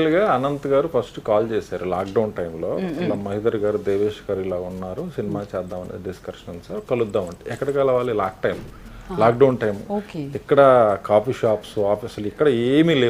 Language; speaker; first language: Telugu; native; Telugu